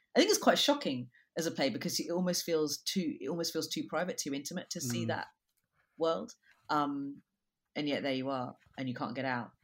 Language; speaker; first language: English; native; English